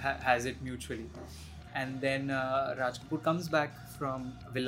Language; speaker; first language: English; non-native, local second language; Hindi